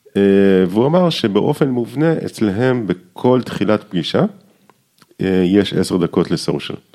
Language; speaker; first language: Hebrew; native; Hebrew